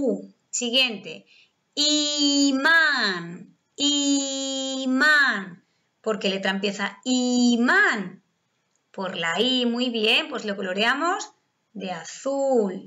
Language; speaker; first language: Spanish; native; Spanish